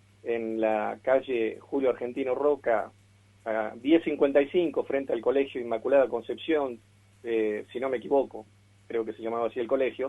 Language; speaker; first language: Spanish; native; Spanish